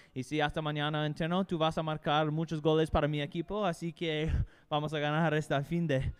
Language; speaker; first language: Spanish; non-native, learner; English